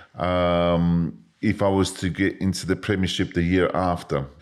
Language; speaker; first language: English; native; English